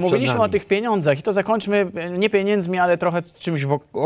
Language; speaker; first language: Polish; native; Polish